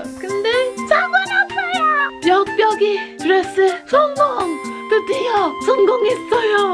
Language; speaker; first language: Korean; non-native, learner; English